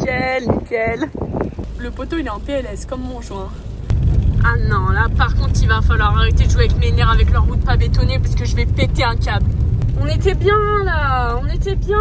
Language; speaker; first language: French; native; French